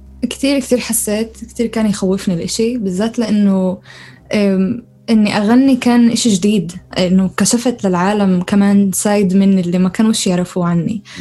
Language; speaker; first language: Arabic; native; Arabic